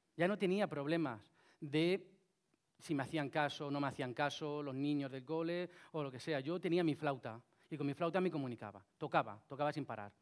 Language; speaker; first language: Spanish; native; Spanish